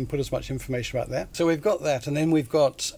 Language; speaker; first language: English; native; English